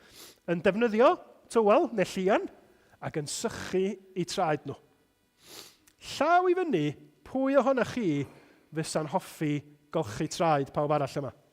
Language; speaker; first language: Welsh; native; Welsh